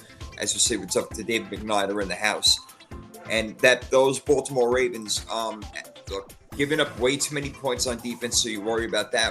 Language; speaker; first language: English; native; English